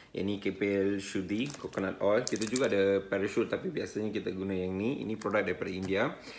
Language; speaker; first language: Malay; non-native, local second language; Tamil